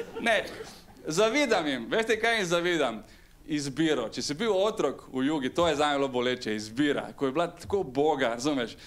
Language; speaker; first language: Slovenian; early bilingual, other home language; Serbian